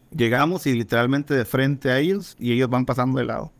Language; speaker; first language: Spanish; native; Spanish